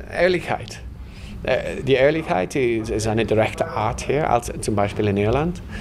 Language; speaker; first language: German; non-native, fluent; English